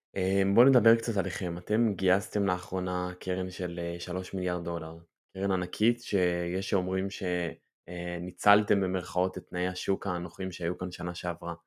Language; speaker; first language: Hebrew; native; Hebrew